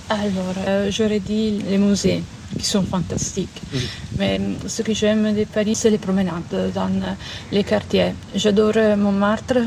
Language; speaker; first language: French; non-native, learner; Italian